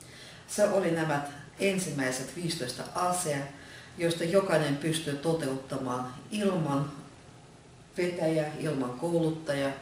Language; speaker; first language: Finnish; non-native, fluent; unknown